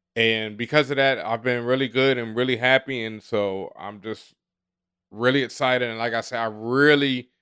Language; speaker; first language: English; native; English